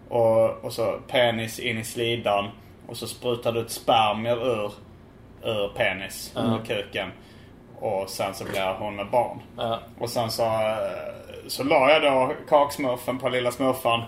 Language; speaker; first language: Swedish; native; Swedish